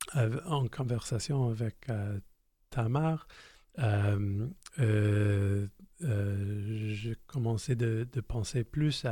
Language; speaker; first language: French; non-native, fluent; English